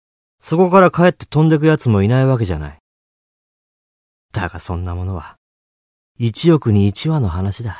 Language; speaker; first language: Japanese; native; Japanese